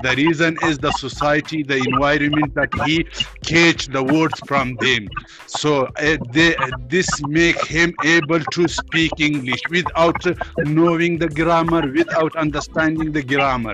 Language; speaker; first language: English; non-native, learner; Persian